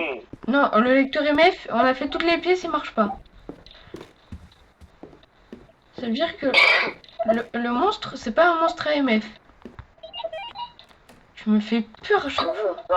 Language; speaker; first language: French; native; French